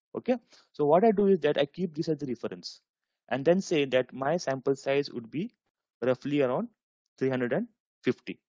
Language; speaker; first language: English; non-native, local second language; Marathi